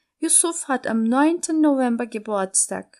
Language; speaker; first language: German; non-native, fluent; Turkish